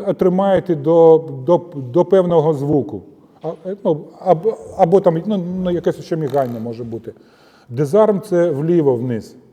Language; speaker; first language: Ukrainian; non-native, local second language; Russian